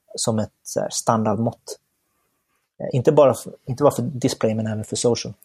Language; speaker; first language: Swedish; early bilingual, other home language; Bangla